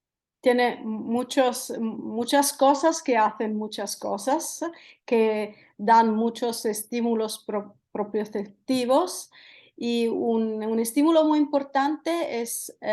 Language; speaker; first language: Spanish; non-native, fluent; Italian